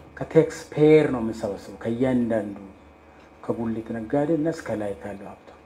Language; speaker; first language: Amharic; non-native, local second language; Oromo